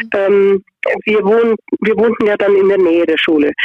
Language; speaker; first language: German; native; German